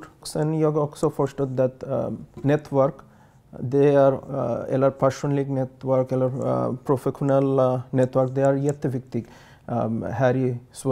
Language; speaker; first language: Swedish; non-native, learner; Bangla